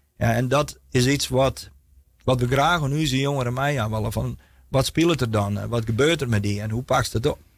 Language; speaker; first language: Dutch; non-native, local second language; Western Frisian